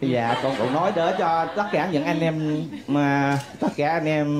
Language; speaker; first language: Vietnamese; native; Vietnamese